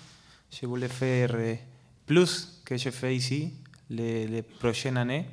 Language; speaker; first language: French; non-native, learner; Spanish